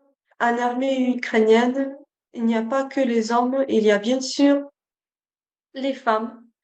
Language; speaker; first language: French; non-native, fluent; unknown